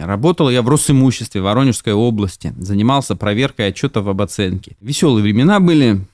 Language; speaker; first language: Russian; native; Russian